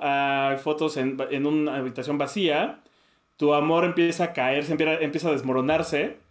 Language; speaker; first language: Spanish; native; Spanish